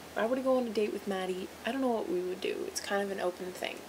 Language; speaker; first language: English; native; English